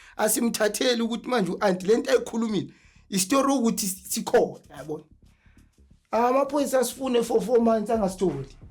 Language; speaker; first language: Zulu; native; Zulu